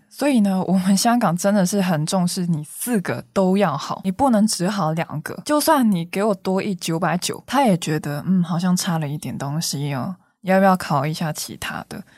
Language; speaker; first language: Chinese; non-native, local second language; Cantonese